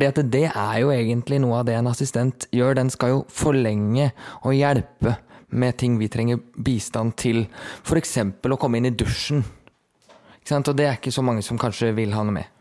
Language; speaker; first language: Norwegian; native; Norwegian